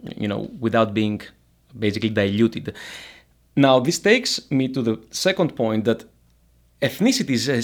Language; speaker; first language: English; non-native, fluent; Greek